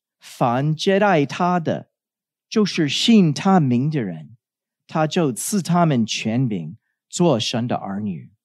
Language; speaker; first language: Chinese; non-native, fluent; English